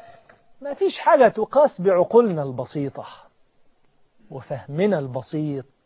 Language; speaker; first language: Arabic; native; Arabic